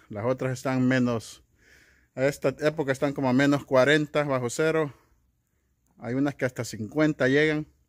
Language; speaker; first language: Spanish; native; Spanish